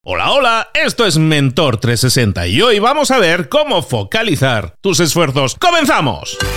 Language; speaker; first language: Spanish; native; Spanish